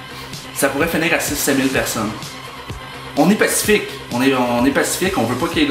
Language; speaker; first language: French; native; French